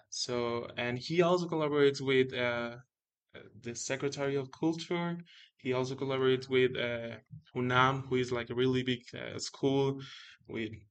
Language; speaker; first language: English; non-native, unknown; Spanish